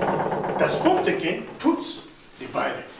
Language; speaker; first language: German; non-native, fluent; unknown